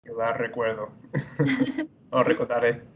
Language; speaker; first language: Spanish; non-native, fluent; English